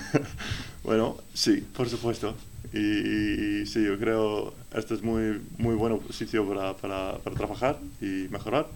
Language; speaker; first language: Spanish; non-native, learner; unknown